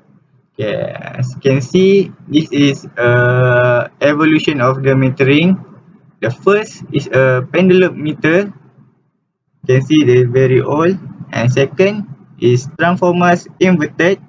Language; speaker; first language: English; non-native, learner; Malay